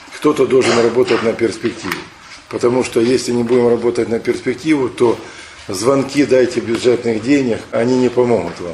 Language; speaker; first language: Russian; native; Russian